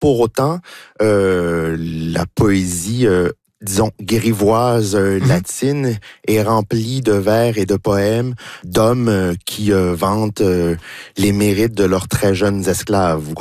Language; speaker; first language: French; native; French